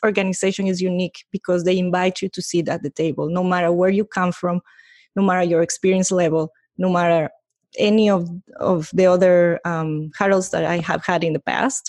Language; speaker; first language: English; non-native, fluent; Spanish